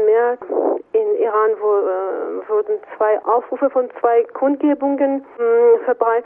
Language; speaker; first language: German; non-native, fluent; Persian